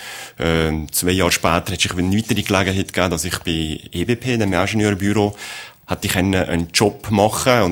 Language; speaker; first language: German; native; German